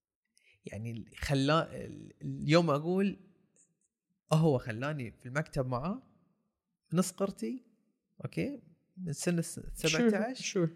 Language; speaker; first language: Arabic; native; Arabic